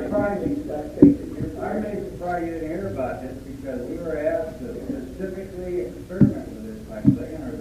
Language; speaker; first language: English; native; English